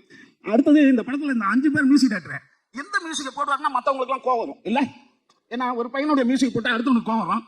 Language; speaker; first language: Tamil; native; Tamil